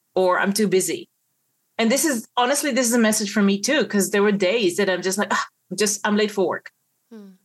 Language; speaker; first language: English; non-native, fluent; Hebrew